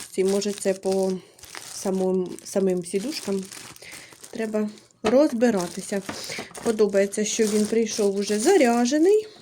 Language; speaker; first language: Ukrainian; non-native, local second language; Russian